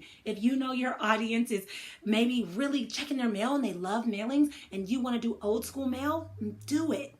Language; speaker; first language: English; native; English